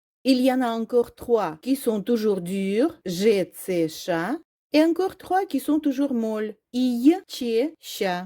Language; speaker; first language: French; non-native, fluent; Russian